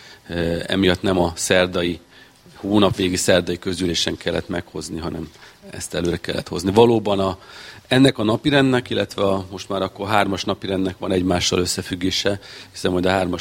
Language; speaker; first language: Hungarian; native; Hungarian